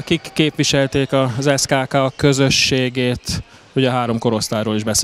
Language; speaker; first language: Hungarian; native; Hungarian